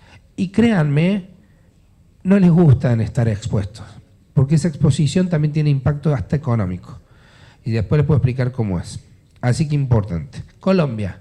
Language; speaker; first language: Spanish; native; Spanish